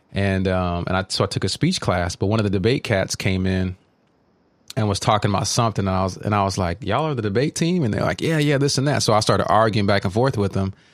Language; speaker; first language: English; native; English